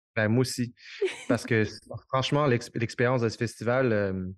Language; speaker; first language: French; native; French